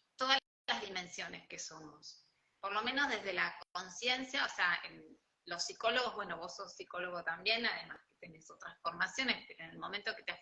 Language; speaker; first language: Spanish; native; Spanish